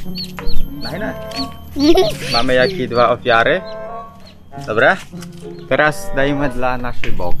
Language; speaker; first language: Polish; non-native, learner; Indonesian